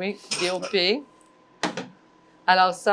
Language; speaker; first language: French; non-native, fluent; English